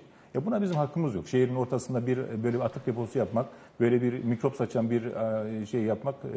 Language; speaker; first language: Turkish; native; Turkish